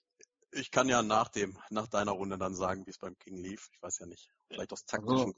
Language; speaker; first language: German; native; German